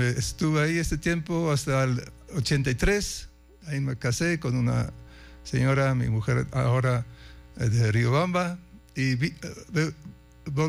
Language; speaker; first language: Spanish; non-native, fluent; Dutch